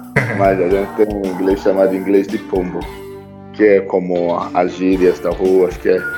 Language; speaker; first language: Portuguese; non-native, fluent; Igbo